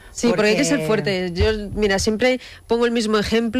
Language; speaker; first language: Spanish; native; Spanish